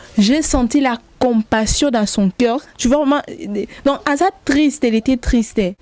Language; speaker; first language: French; non-native, local second language; Lingala